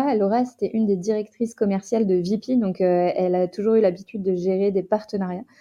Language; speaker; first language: French; native; French